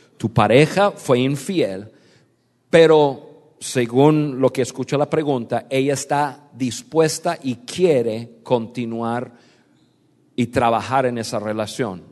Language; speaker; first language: Spanish; non-native, fluent; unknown